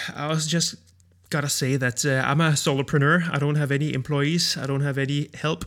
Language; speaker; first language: English; non-native, fluent; Danish